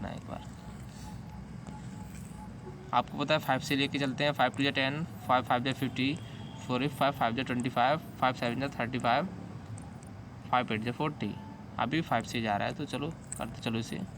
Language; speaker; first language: Hindi; native; Hindi